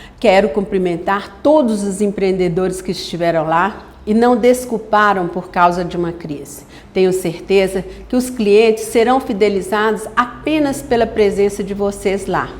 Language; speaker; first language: Portuguese; native; Portuguese